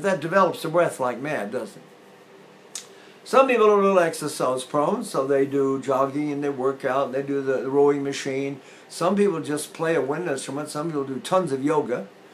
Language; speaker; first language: English; native; English